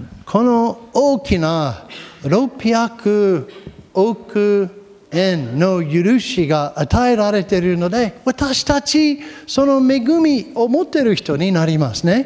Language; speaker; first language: Japanese; non-native, fluent; English